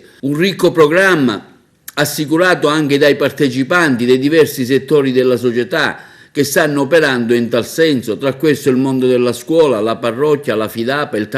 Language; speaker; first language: Italian; native; Italian